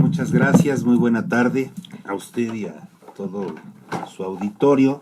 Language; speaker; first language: Spanish; native; Spanish